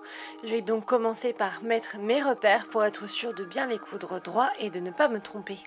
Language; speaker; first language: French; native; French